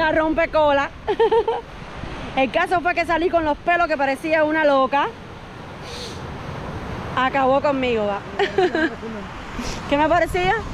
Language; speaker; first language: Spanish; native; Spanish